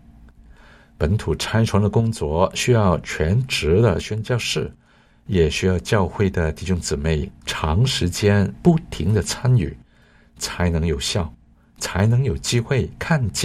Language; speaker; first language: Chinese; non-native, local second language; Cantonese